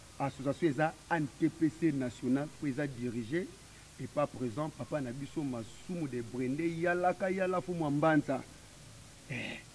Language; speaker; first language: Lingala; native; Lingala